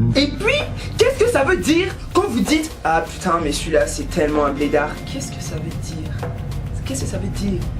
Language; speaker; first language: French; native; French